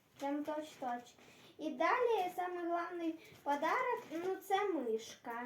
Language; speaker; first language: Ukrainian; non-native, local second language; Russian